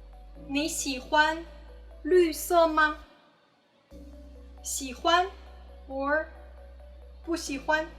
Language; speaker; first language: Chinese; non-native, fluent; English